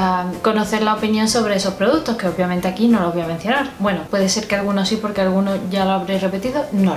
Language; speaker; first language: Spanish; native; Spanish